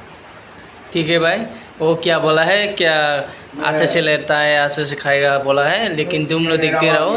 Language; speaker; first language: Hindi; non-native, local second language; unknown